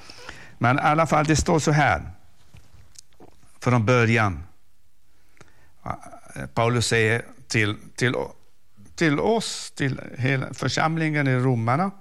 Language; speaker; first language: Swedish; non-native, fluent; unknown